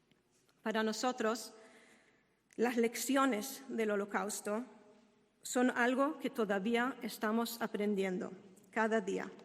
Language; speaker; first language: Spanish; non-native, fluent; Hebrew